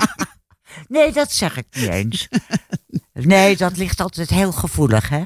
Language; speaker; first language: Dutch; native; Dutch